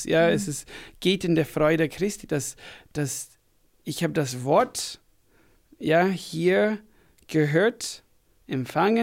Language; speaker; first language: German; non-native, fluent; English